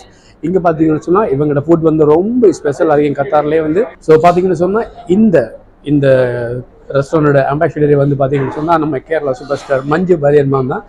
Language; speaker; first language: Tamil; native; Tamil